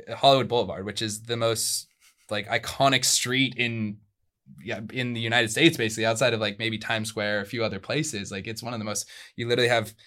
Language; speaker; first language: English; early bilingual, other home language; Spanish